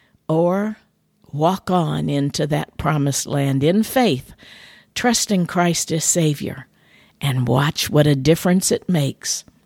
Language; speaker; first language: English; native; English